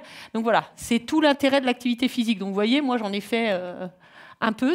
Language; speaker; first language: French; native; French